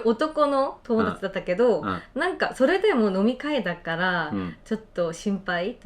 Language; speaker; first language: Japanese; non-native, fluent; Korean